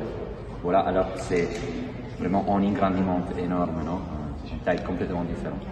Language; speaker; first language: French; non-native, fluent; Italian